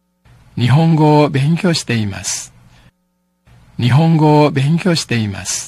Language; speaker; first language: Japanese; non-native, fluent; Min Nan Chinese